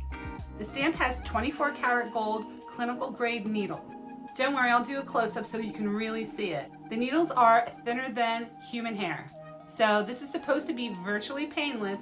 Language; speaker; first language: English; native; English